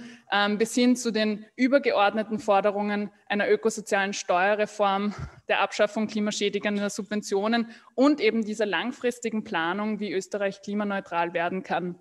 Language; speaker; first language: German; native; German